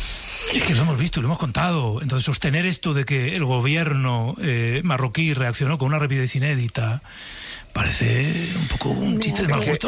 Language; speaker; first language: Spanish; native; Spanish